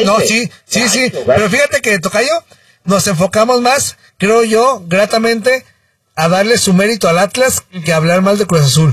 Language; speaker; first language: Spanish; native; Spanish